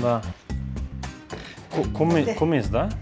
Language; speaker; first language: Russian; non-native, learner; Lithuanian